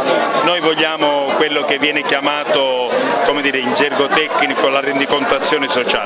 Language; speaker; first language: Italian; native; Italian